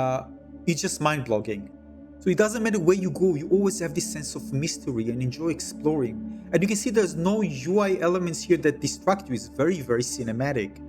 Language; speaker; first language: English; non-native, fluent; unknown